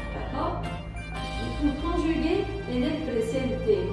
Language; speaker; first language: French; non-native, local second language; Arabic